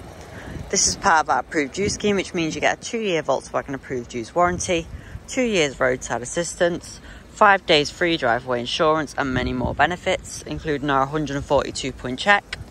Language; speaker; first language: English; native; English